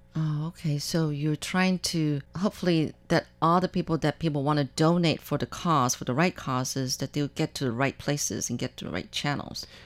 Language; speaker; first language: English; non-native, fluent; Chinese